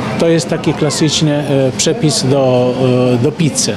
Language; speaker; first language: Polish; non-native, fluent; Italian